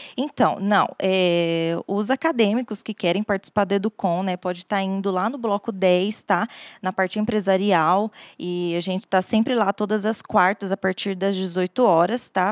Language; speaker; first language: Portuguese; native; Portuguese